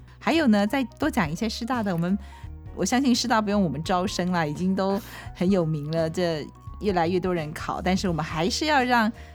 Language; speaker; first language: Chinese; native; Chinese